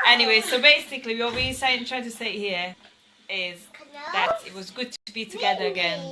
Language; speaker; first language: English; non-native, fluent; Hungarian